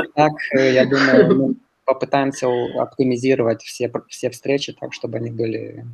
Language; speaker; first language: Russian; non-native, local second language; Romanian